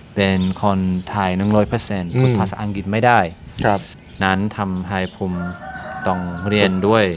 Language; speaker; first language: Thai; non-native, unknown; English